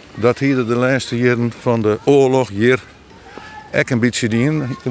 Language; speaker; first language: Dutch; native; Dutch